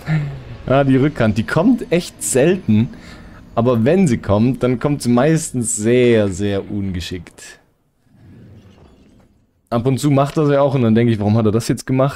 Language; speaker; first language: German; native; German